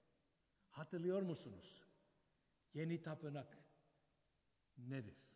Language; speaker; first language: Turkish; non-native, fluent; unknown